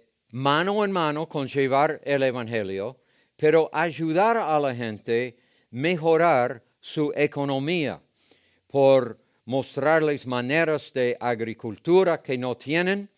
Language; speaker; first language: Spanish; non-native, fluent; English